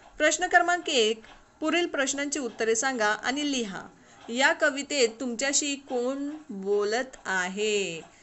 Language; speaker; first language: Marathi; non-native, local second language; Urdu